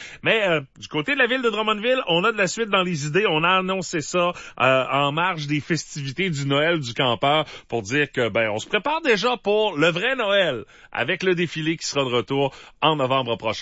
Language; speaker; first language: French; native; French